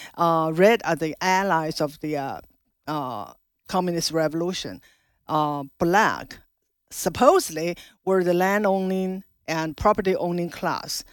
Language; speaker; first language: English; non-native, fluent; Chinese